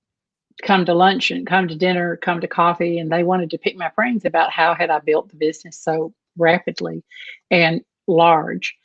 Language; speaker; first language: English; native; English